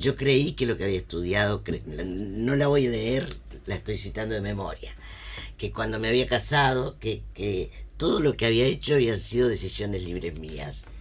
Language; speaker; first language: Spanish; native; Spanish